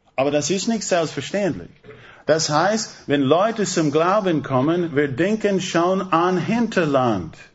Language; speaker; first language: German; non-native, fluent; English